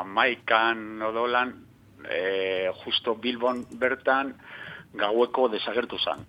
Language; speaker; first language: Basque; non-native, local second language; Spanish